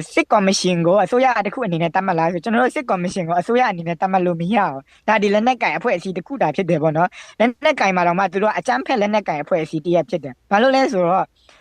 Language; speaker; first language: Burmese; non-native, local second language; Kachin